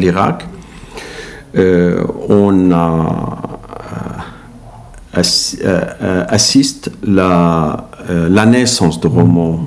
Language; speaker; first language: French; non-native, learner; Arabic